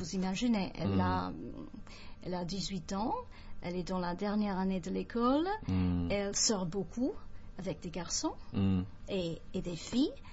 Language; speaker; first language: French; non-native, fluent; English